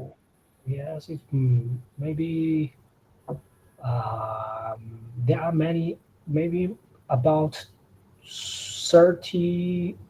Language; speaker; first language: English; non-native, learner; Chinese